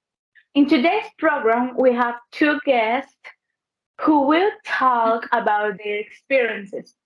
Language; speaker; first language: English; non-native, learner; Spanish